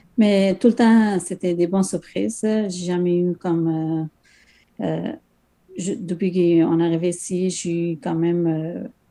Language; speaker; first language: French; non-native, learner; Persian